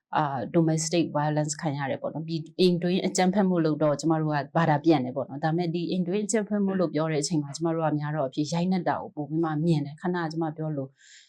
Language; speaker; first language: Burmese; non-native, local second language; Kachin